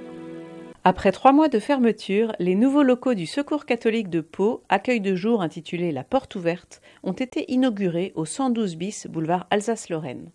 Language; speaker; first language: French; native; French